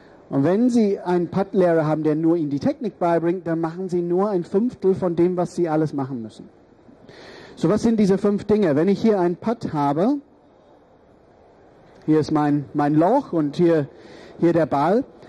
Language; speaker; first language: German; non-native, fluent; English